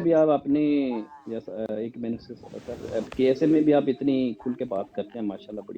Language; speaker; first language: Urdu; native; Urdu